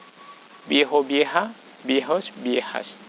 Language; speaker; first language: Spanish; non-native, fluent; Indonesian